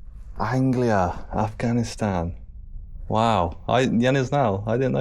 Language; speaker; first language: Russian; non-native, learner; English